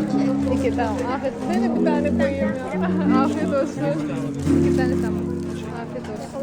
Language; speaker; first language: Turkish; non-native, learner; Indonesian